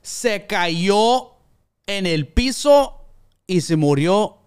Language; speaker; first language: Spanish; early bilingual, other home language; English